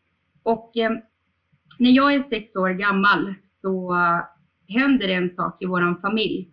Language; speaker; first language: Swedish; early bilingual, other home language; Bosnian